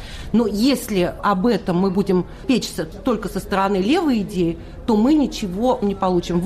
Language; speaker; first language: Russian; native; Russian